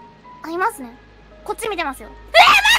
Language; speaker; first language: Japanese; native; Japanese